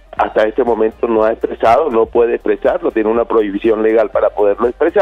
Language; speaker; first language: Spanish; native; Spanish